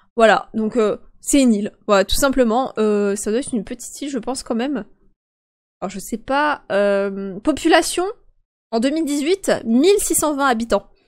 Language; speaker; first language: French; early bilingual, other home language; Polish